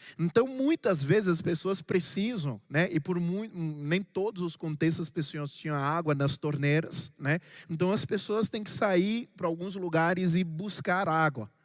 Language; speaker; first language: Portuguese; non-native, local second language; Kabuverdianu